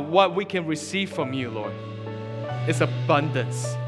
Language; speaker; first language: English; early bilingual, other home language; Chinese